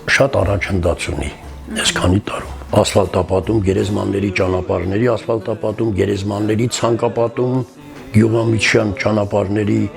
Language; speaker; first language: Armenian; non-native, local second language; Kurdish